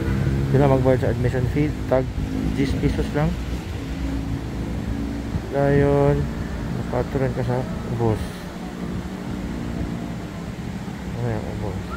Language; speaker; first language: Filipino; non-native, local second language; Cebuano